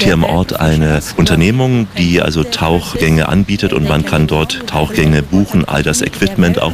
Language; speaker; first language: German; native; German